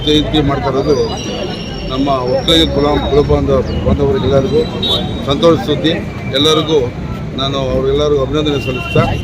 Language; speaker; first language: Kannada; native; Kannada